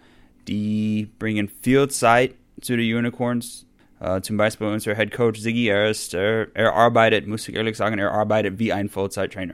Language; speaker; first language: German; non-native, fluent; English